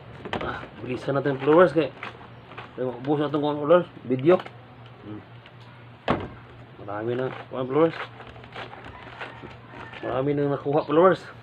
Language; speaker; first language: Filipino; non-native, local second language; Cebuano